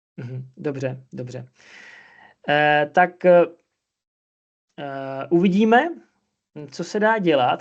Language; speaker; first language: Czech; non-native, fluent; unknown